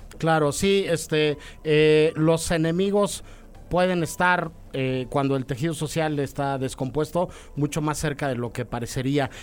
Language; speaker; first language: Spanish; native; Spanish